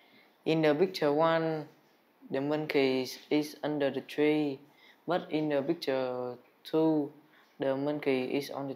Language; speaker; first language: English; non-native, learner; Vietnamese